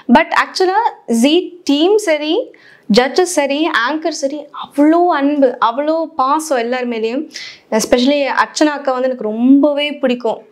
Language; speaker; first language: Tamil; early bilingual, heritage; Tamil